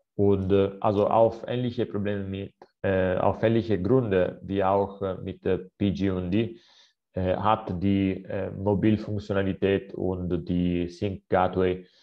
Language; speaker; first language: German; non-native, fluent; Italian